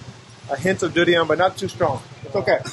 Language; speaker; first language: English; native; English